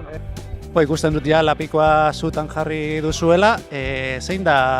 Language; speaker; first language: Basque; native; Basque